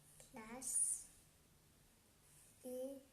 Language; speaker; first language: French; non-native, learner; Vietnamese